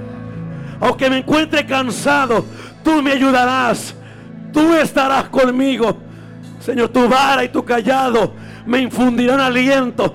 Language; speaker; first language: Spanish; native; Spanish